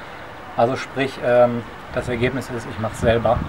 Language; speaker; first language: German; native; German